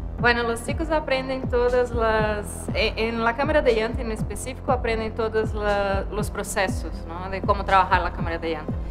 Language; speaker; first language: Spanish; non-native, fluent; Portuguese